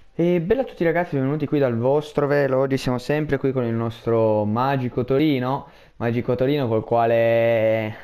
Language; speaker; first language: Italian; native; Italian